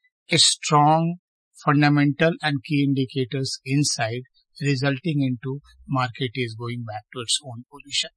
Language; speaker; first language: English; non-native, local second language; Hindi